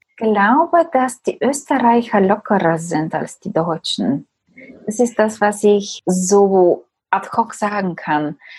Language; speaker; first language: German; non-native, fluent; Bulgarian